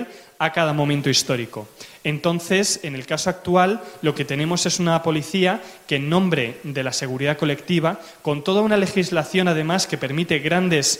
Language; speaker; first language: Spanish; native; Spanish